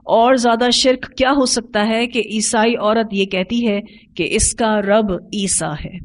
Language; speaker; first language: Urdu; native; Urdu